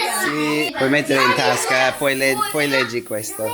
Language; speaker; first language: Italian; non-native, fluent; English